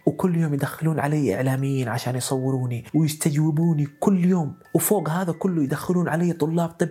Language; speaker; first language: Arabic; native; Arabic